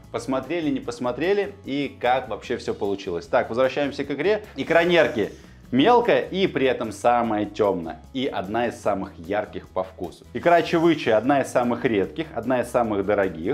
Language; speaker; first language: Russian; native; Russian